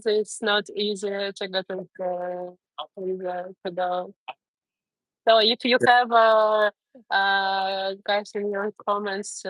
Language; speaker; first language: English; non-native, learner; Russian